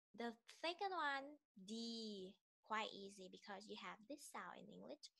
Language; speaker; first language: English; non-native, fluent; Thai